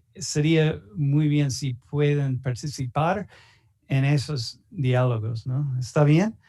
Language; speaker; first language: Spanish; non-native, learner; English